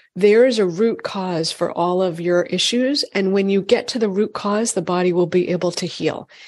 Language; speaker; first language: English; native; English